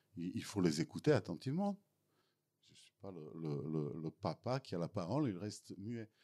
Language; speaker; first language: French; non-native, fluent; Serbian